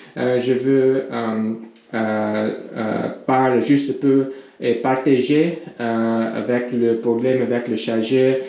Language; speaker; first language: French; non-native, learner; English